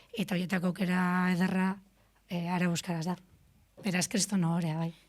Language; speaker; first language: Basque; native; Basque